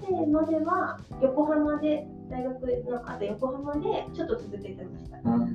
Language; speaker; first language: Japanese; native; Japanese